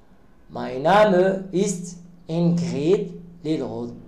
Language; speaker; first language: German; non-native, learner; Arabic